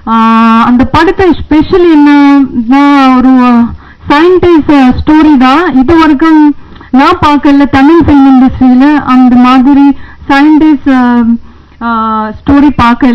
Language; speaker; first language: Tamil; non-native, learner; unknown